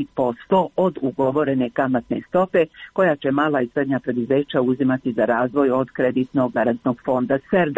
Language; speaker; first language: Croatian; native; Croatian